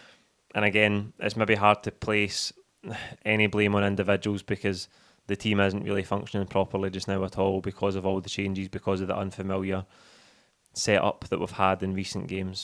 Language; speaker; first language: English; native; English